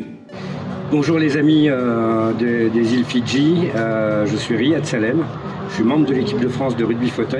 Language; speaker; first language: French; native; French